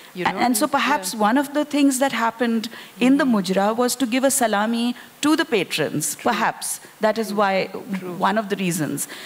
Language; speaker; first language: English; non-native, local second language; Hindi